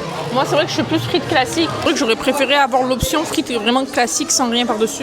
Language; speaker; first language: French; native; French